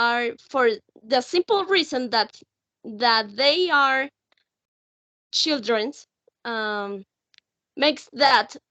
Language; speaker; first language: English; non-native, learner; Spanish